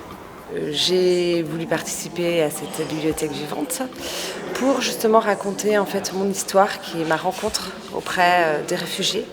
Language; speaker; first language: French; native; French